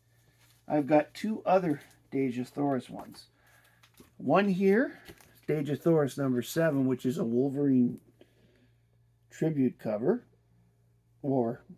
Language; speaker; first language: English; native; English